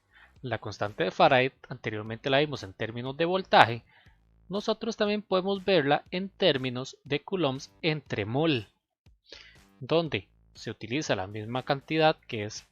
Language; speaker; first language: Spanish; native; Spanish